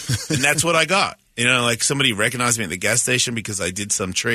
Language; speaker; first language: English; native; English